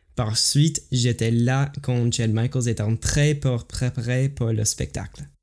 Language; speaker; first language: French; non-native, learner; English